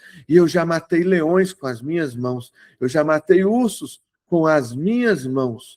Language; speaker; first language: Portuguese; native; Portuguese